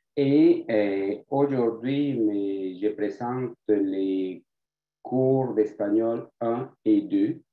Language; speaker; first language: French; non-native, fluent; Spanish